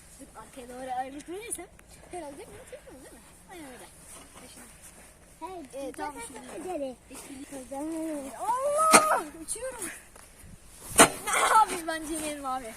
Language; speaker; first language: Turkish; native; Turkish